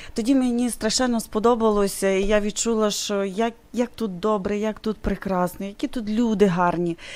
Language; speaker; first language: Ukrainian; native; Ukrainian